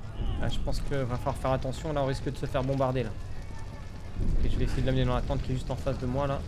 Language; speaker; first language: French; native; French